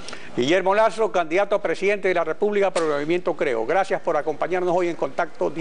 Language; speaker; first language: Spanish; native; Spanish